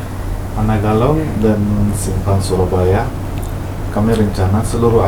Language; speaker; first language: Indonesian; non-native, local second language; Malayalam